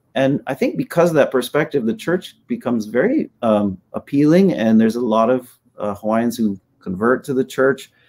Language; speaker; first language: English; native; English